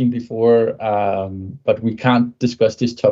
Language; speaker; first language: English; non-native, fluent; Danish